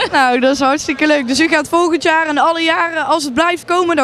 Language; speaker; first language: Dutch; native; Dutch